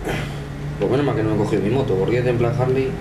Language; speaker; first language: Spanish; native; Spanish